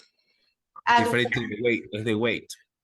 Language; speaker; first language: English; non-native, learner; Spanish